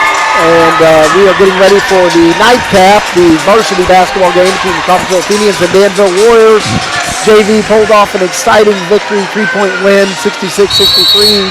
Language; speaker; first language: English; native; English